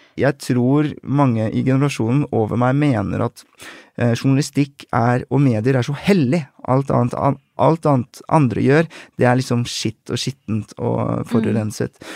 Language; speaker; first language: Norwegian; early bilingual, other home language; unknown